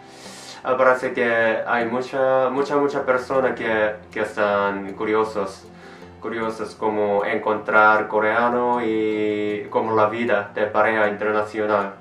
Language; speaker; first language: Spanish; non-native, learner; Korean